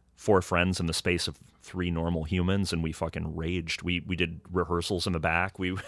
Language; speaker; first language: English; native; English